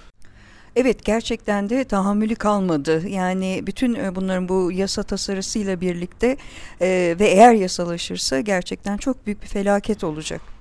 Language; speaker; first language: Turkish; native; Turkish